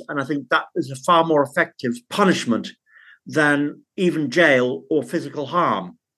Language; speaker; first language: English; native; English